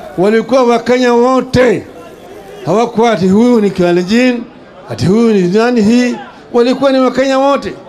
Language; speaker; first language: Swahili; non-native, local second language; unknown